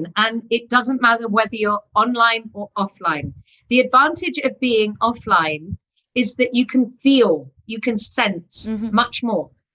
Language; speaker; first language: English; native; English